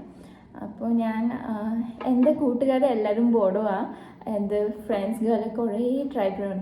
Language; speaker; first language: Malayalam; non-native, learner; Bodo